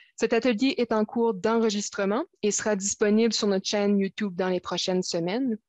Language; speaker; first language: French; native; French